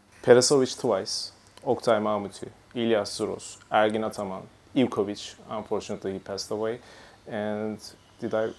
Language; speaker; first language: English; non-native, fluent; Turkish